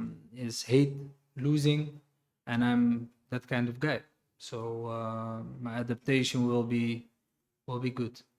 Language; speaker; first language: English; non-native, fluent; Dutch